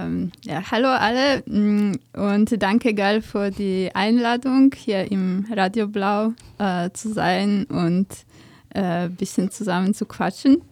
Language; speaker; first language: German; non-native, fluent; Polish